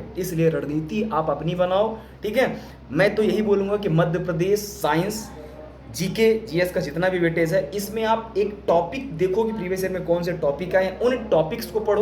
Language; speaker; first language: Hindi; native; Hindi